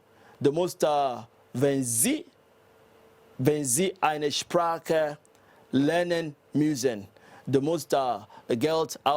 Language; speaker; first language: German; non-native, learner; English